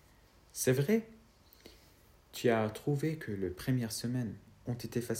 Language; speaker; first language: French; non-native, fluent; Arabic